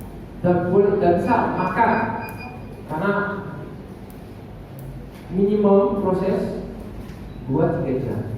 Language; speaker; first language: Indonesian; non-native, learner; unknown